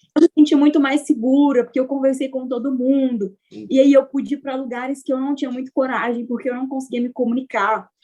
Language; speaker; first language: Portuguese; native; Portuguese